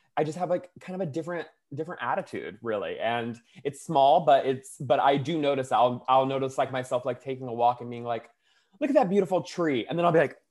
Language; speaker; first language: English; native; English